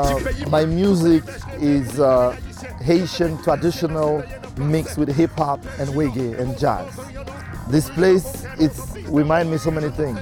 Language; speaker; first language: English; non-native, fluent; Haitian Creole